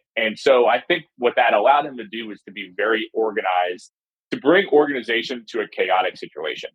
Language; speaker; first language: English; native; English